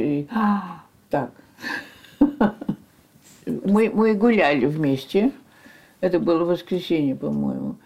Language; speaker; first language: Russian; early bilingual, heritage; French